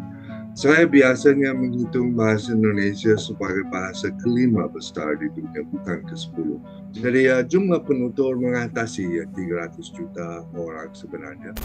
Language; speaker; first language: Indonesian; non-native, fluent; English